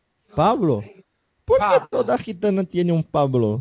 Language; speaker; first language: Spanish; non-native, fluent; Portuguese